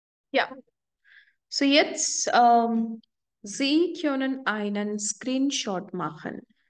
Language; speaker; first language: German; non-native, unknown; Hindi